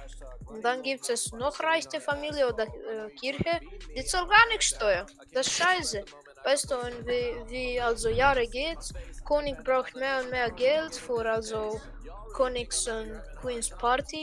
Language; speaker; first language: German; non-native, learner; Croatian